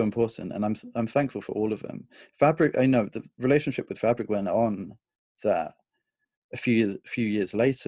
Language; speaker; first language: English; native; English